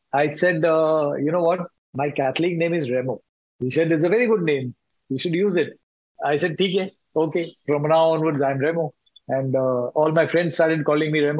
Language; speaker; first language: English; non-native, local second language; Malayalam